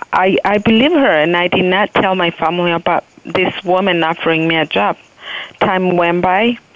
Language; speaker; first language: English; non-native, fluent; Spanish